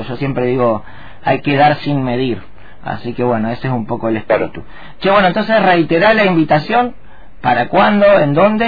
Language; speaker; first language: Spanish; native; Spanish